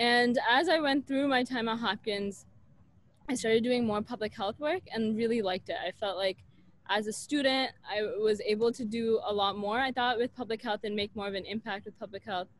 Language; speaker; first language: English; native; English